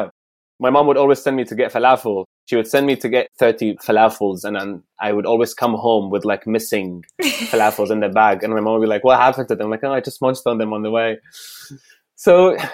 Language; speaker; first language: English; non-native, fluent; Arabic